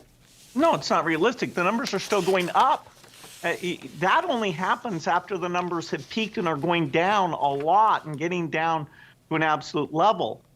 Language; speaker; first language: English; native; English